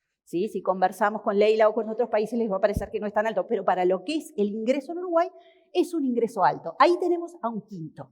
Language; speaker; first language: Spanish; native; Spanish